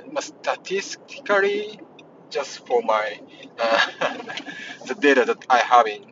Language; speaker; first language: English; non-native, learner; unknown